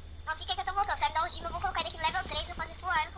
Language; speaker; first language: Portuguese; native; Portuguese